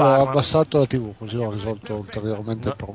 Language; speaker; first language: Italian; native; Italian